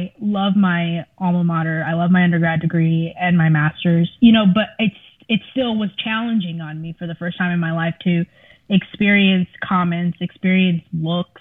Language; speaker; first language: English; early bilingual, other home language; Spanish